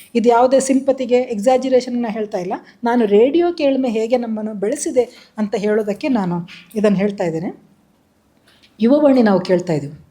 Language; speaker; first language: Kannada; non-native, local second language; Tulu